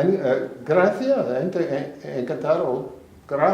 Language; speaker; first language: Spanish; non-native, learner; English